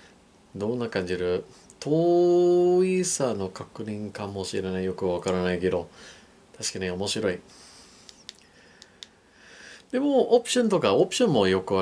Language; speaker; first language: Japanese; non-native, learner; English